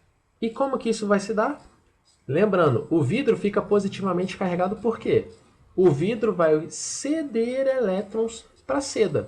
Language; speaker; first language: Portuguese; native; Portuguese